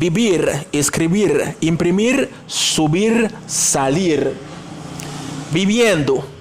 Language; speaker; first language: Spanish; non-native, fluent; Haitian Creole